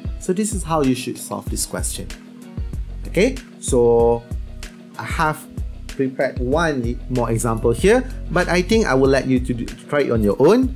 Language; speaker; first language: English; non-native, local second language; Malay